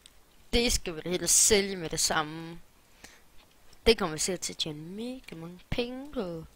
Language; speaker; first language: Danish; native; Danish